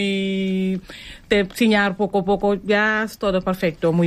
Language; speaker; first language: Spanish; non-native, learner; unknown